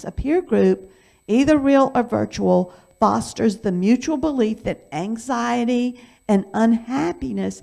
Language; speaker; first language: English; native; English